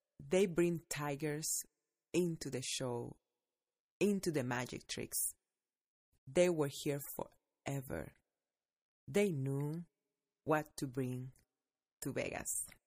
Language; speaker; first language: English; non-native, fluent; Spanish